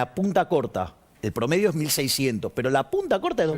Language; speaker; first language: Spanish; native; Spanish